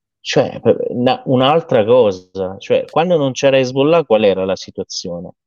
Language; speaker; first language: Italian; non-native, fluent; Persian